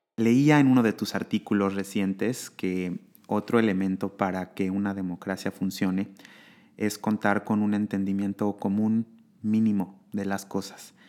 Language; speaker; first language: Spanish; native; Spanish